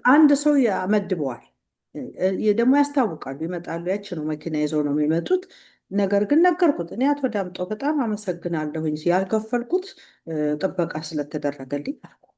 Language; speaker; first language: Amharic; native; Amharic